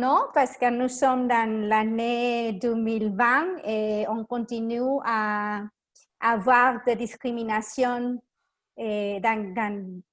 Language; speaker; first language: French; non-native, learner; Spanish